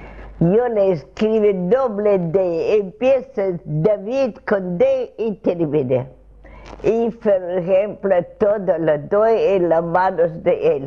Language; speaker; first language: Spanish; non-native, fluent; Russian